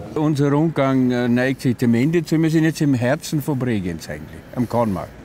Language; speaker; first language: German; native; German